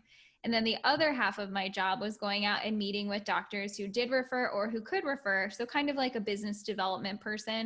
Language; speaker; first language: English; native; English